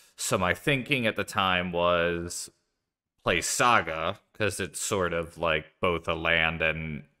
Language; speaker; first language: English; native; English